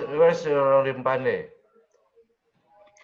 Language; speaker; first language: English; non-native, learner; Indonesian